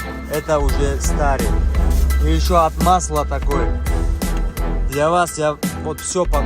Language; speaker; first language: Russian; non-native, learner; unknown